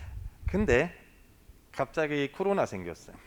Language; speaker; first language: Korean; non-native, fluent; German